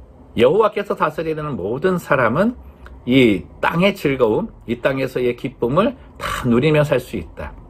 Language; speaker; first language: Korean; native; Korean